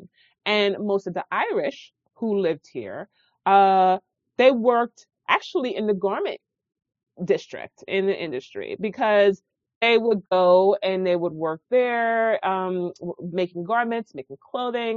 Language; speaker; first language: English; native; English